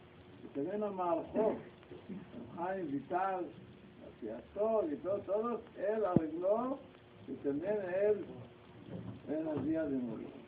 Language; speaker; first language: Spanish; non-native, learner; Hebrew